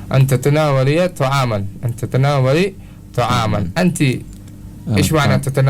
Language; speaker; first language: Arabic; non-native, fluent; Indonesian